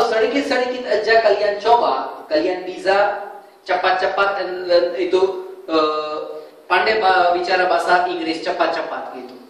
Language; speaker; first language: Indonesian; non-native, fluent; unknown